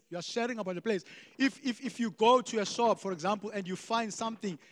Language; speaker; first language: English; non-native, local second language; Xhosa